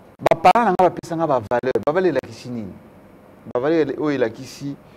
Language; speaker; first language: Lingala; non-native, local second language; Luba-Lulua